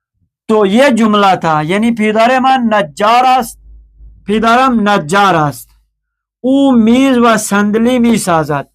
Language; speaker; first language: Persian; non-native, fluent; Urdu